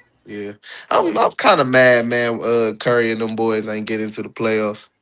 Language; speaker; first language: English; native; English